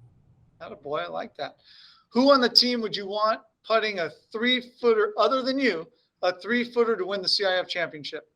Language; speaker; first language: English; native; English